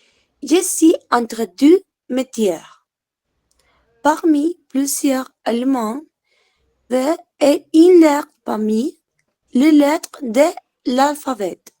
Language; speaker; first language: French; non-native, learner; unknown